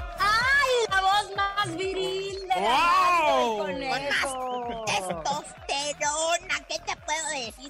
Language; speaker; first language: Spanish; native; Spanish